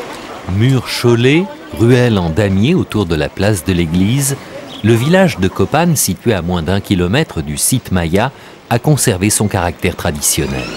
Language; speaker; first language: French; native; French